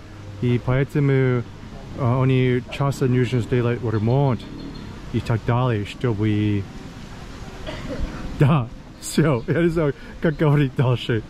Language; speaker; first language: Russian; non-native, learner; English